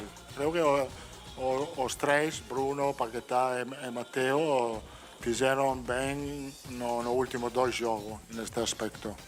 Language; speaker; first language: Portuguese; non-native, fluent; Italian